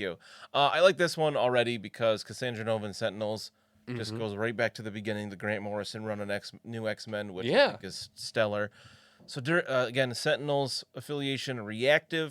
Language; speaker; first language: English; native; English